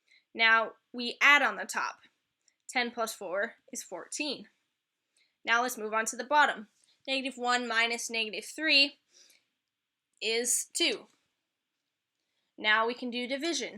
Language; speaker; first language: English; native; English